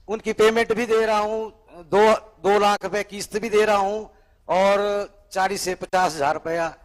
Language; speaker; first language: Hindi; native; Hindi